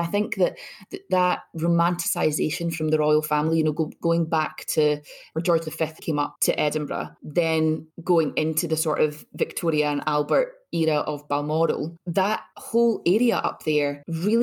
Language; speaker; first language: English; native; English